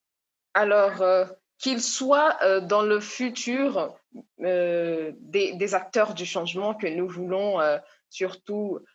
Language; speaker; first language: French; non-native, local second language; Comorian